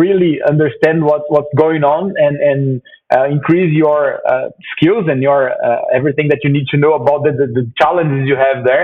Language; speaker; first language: English; non-native, fluent; Portuguese